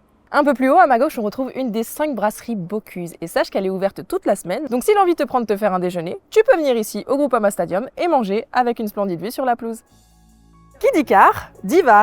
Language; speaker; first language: French; native; French